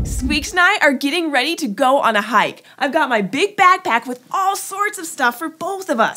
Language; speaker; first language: English; native; English